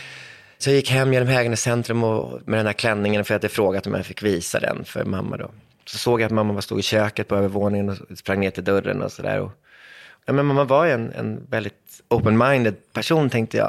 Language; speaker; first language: Swedish; native; Swedish